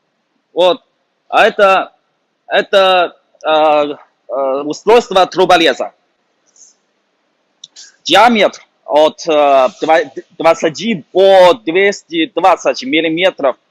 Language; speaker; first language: Russian; non-native, fluent; Chinese